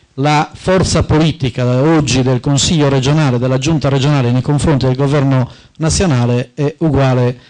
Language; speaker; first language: Italian; native; Italian